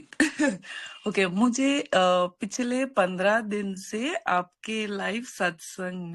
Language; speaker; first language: Hindi; non-native, local second language; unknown